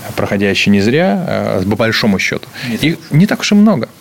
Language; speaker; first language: Russian; native; Russian